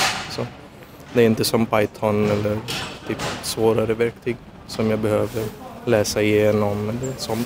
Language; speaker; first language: Swedish; non-native, fluent; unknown